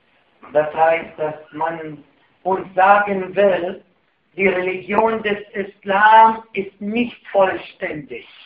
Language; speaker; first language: German; non-native, fluent; Arabic